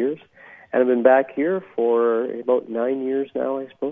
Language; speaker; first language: English; native; English